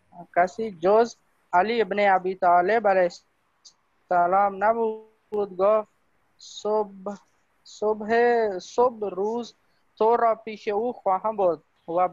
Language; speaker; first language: Persian; non-native, learner; Urdu